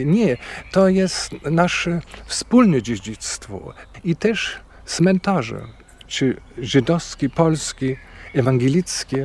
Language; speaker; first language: Polish; non-native, fluent; German